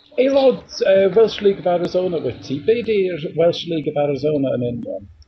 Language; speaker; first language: Welsh; non-native, fluent; English